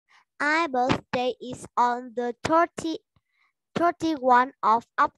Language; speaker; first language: English; non-native, learner; Vietnamese